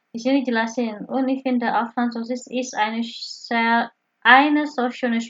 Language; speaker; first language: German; non-native, learner; Indonesian